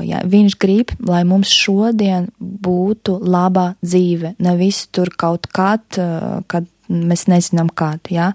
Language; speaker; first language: Latvian; non-native, local second language; Russian